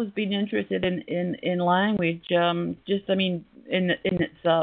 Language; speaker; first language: English; native; English